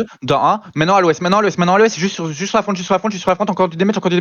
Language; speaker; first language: French; native; French